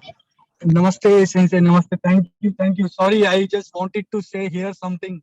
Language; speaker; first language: English; non-native, local second language; Hindi